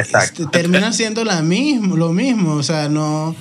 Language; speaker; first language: Spanish; native; Spanish